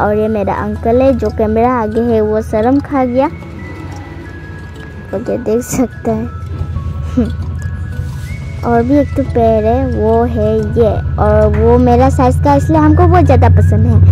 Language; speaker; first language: Hindi; non-native, local second language; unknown